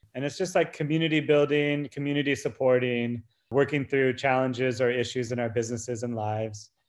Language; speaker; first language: English; native; English